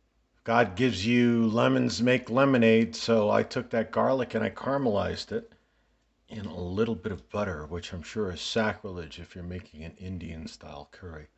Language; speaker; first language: English; native; English